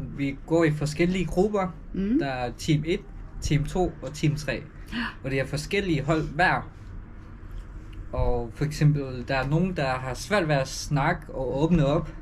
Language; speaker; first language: Danish; non-native, local second language; Kalaallisut